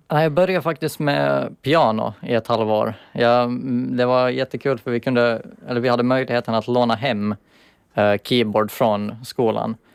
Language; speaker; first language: Swedish; native; Swedish